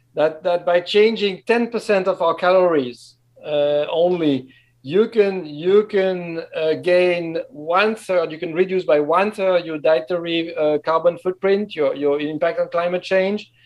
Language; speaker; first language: English; non-native, fluent; French